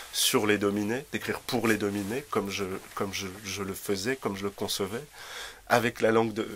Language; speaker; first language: French; native; French